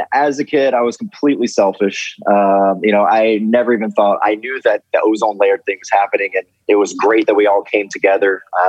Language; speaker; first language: English; native; English